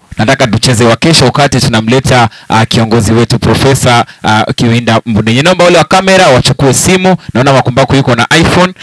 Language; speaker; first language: Swahili; non-native, local second language; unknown